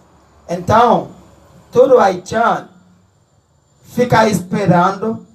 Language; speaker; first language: Portuguese; non-native, learner; Haitian Creole